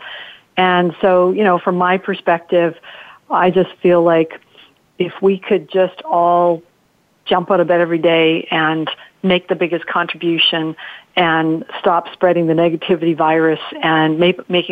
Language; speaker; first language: English; early bilingual, other home language; Italian